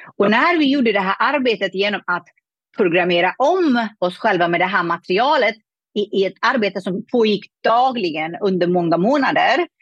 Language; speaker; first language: Swedish; non-native, fluent; Persian